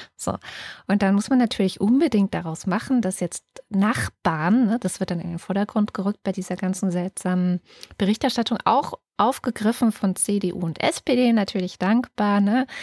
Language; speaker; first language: German; native; German